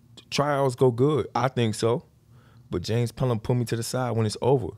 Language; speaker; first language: English; native; English